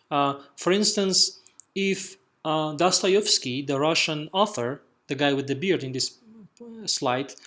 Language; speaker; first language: English; non-native, fluent; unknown